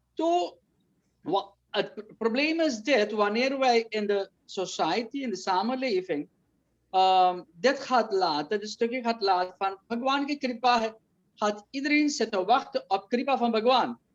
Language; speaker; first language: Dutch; non-native, local second language; Caribbean Hindustani